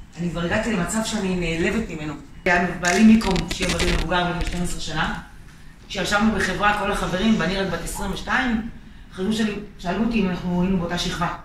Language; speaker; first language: Hebrew; native; Hebrew